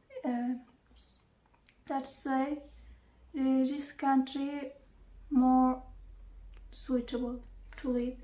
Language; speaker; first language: English; non-native, learner; Azerbaijani